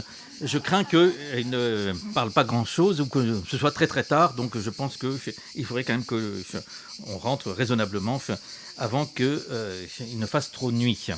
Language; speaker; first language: French; native; French